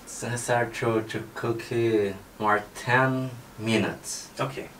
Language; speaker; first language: English; non-native, learner; Portuguese